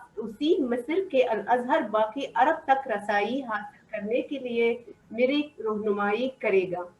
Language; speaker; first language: Urdu; non-native, fluent; Arabic